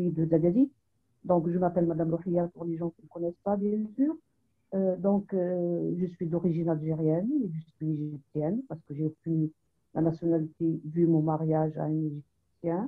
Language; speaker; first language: French; non-native, local second language; Arabic